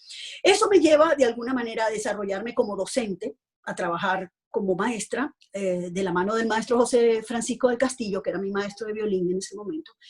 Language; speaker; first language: Spanish; native; Spanish